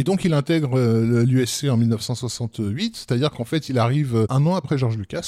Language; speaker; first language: French; native; French